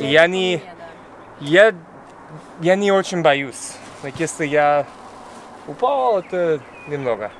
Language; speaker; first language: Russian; non-native, learner; English